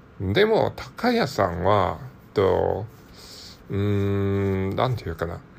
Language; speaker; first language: Japanese; non-native, learner; Cantonese